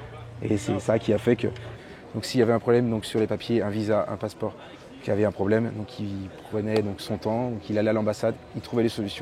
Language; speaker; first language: French; native; French